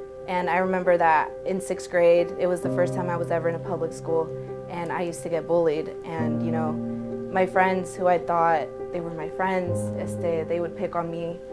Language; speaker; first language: English; early bilingual, other home language; Spanish